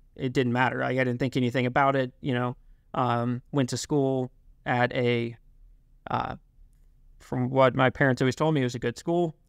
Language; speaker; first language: English; native; English